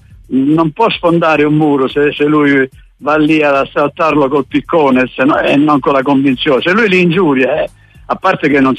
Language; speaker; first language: Italian; native; Italian